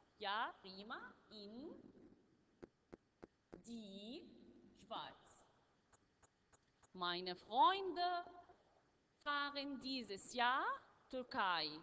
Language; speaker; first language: German; non-native, learner; Arabic